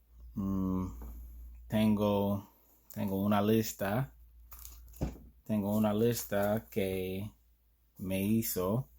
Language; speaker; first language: Spanish; non-native, learner; English